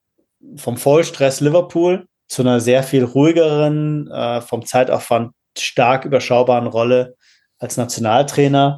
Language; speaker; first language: German; native; German